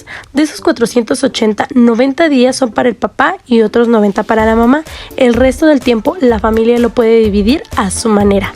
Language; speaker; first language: Spanish; native; Spanish